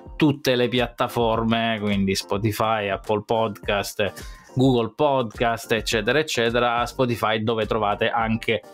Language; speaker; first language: Italian; native; Italian